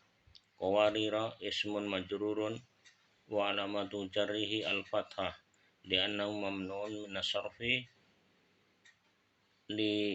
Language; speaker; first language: Arabic; non-native, learner; Indonesian